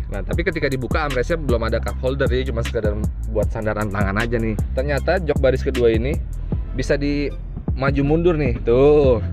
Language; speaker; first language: Indonesian; native; Indonesian